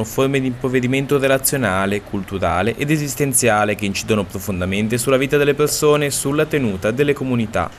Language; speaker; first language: Italian; native; Italian